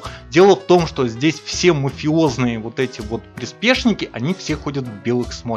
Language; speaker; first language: Russian; native; Russian